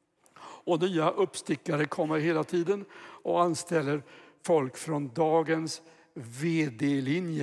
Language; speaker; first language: Swedish; native; Swedish